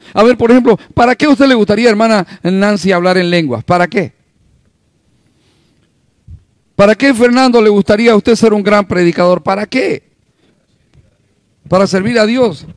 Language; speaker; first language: Spanish; native; Spanish